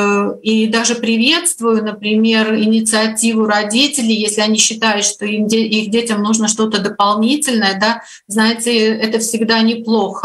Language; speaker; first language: Russian; native; Russian